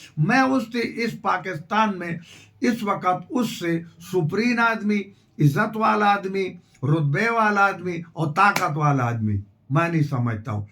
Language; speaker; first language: Urdu; non-native, local second language; Pashto